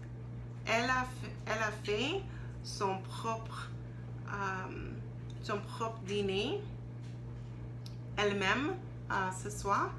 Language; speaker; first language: French; non-native, learner; English